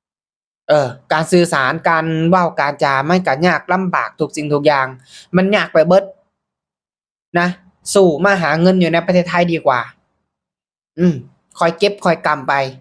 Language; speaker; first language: Thai; non-native, local second language; Northeastern Thai